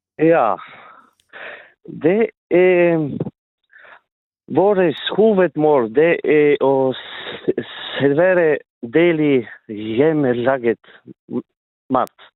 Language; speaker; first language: Norwegian; non-native, local second language; Northern Sami